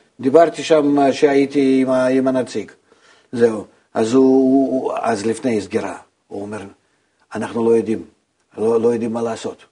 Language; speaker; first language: Hebrew; non-native, fluent; Russian